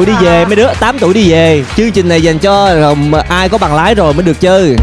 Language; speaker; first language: Vietnamese; native; Vietnamese